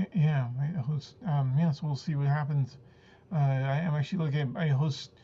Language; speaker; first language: English; early bilingual, other home language; Spanish